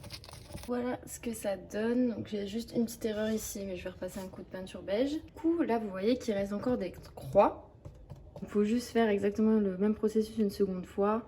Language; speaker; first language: French; native; French